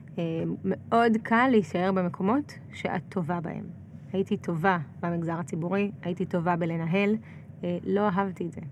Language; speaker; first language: Hebrew; early bilingual, other home language; Russian